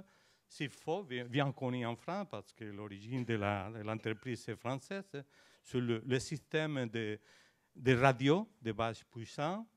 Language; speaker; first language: French; non-native, learner; Spanish